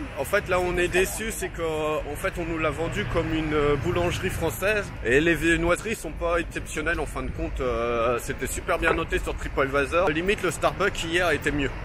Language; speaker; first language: French; native; French